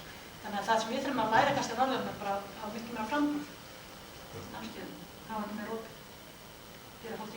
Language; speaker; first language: Icelandic; non-native, fluent; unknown